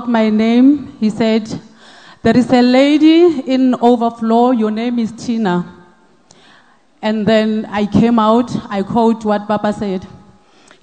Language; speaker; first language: English; non-native, local second language; Northern Sotho